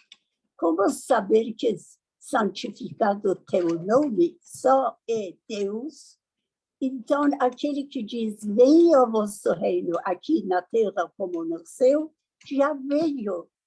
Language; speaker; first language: Portuguese; non-native, learner; Persian